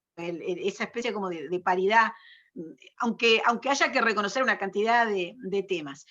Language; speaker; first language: Spanish; native; Spanish